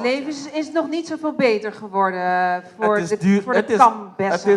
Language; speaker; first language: Dutch; native; Dutch